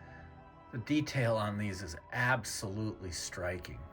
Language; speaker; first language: English; native; English